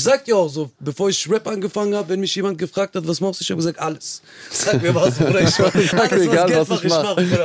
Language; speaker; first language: German; early bilingual, other home language; Kurdish